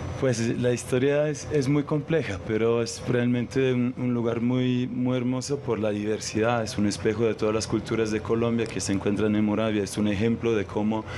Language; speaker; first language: Spanish; non-native, fluent; German